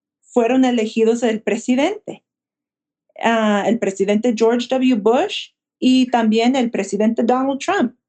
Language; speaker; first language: Spanish; early bilingual, heritage; Spanish